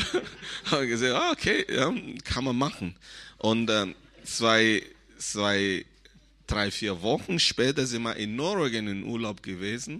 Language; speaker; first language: German; non-native, fluent; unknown